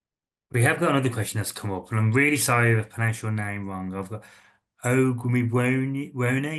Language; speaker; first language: English; native; English